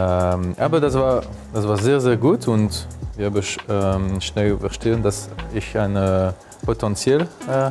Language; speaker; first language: German; non-native, learner; French